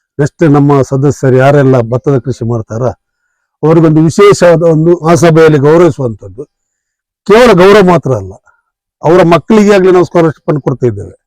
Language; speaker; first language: Kannada; native; Kannada